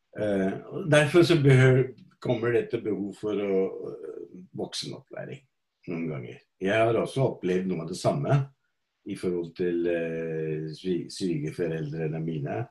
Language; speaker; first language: Norwegian; non-native, fluent; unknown